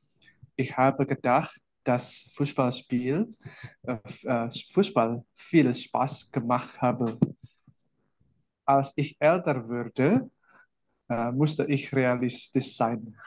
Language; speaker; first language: German; non-native, learner; Indonesian